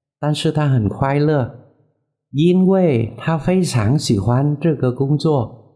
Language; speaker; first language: Chinese; non-native, fluent; Vietnamese